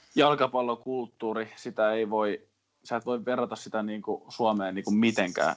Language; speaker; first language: Finnish; native; Finnish